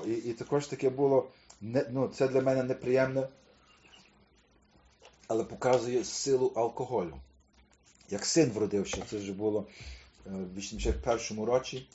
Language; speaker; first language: Ukrainian; early bilingual, heritage; Ukrainian